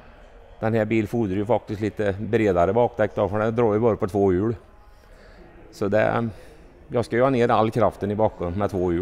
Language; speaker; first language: Swedish; native; Swedish